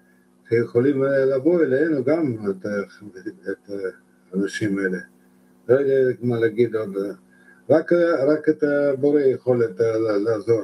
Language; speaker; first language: Hebrew; non-native, learner; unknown